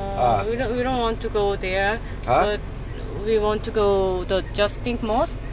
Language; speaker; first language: English; non-native, learner; Korean